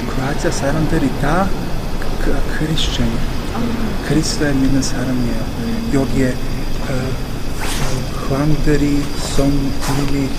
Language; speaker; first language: Korean; non-native, learner; Croatian